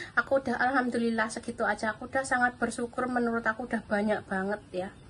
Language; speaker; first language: Indonesian; non-native, local second language; Javanese